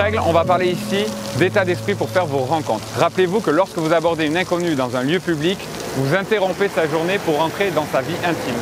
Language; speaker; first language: French; native; French